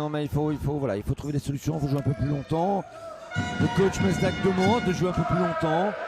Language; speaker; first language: French; native; French